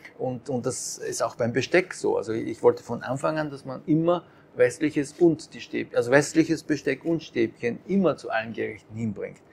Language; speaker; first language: German; early bilingual, other home language; Japanese